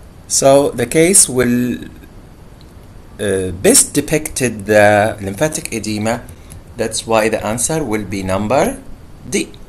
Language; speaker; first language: English; non-native, fluent; Arabic